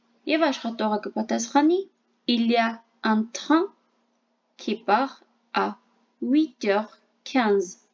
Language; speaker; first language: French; non-native, fluent; Armenian